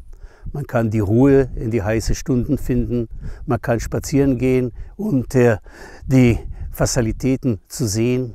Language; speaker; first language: German; non-native, fluent; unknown